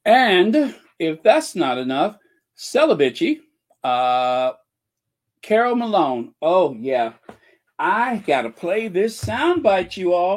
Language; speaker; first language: English; native; English